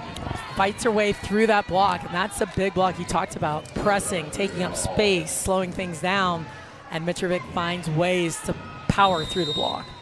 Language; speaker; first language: English; native; English